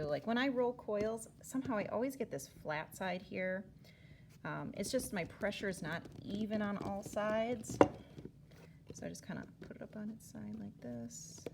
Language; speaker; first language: English; native; English